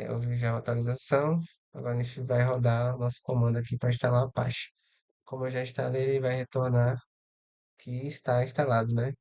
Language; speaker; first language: Portuguese; native; Portuguese